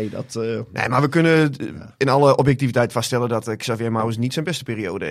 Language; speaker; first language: Dutch; native; Dutch